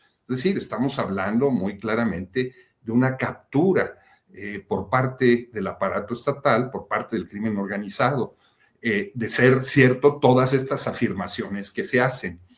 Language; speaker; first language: Spanish; native; Spanish